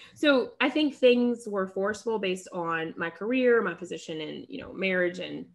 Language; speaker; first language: English; native; English